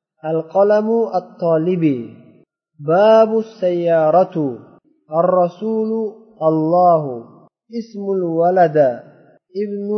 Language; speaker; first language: Arabic; non-native, fluent; Uzbek